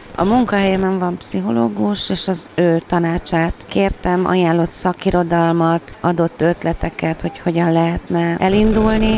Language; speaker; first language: Hungarian; native; Hungarian